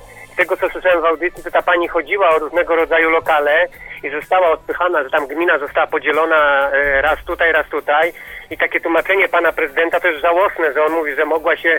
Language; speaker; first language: Polish; native; Polish